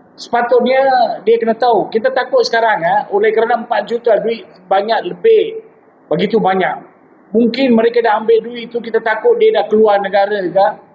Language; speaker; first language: Malay; non-native, local second language; Tamil